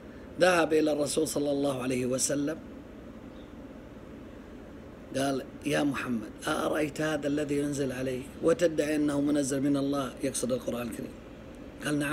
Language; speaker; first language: Arabic; native; Arabic